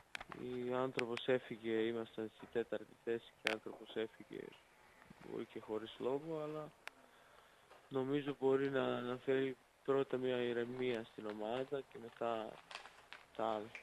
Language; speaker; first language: Greek; non-native, fluent; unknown